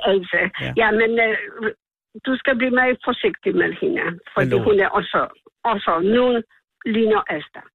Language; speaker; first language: Danish; non-native, learner; Polish